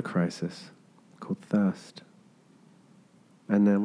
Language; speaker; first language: English; native; English